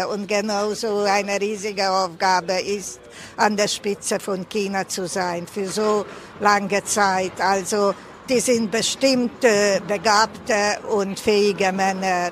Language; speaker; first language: German; non-native, fluent; Hungarian